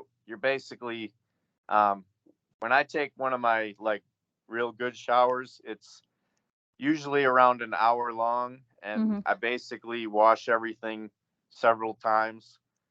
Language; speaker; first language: English; native; English